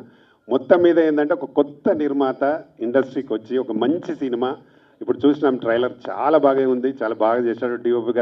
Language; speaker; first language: Telugu; native; Telugu